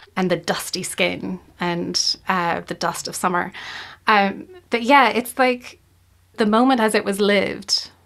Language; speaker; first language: English; native; English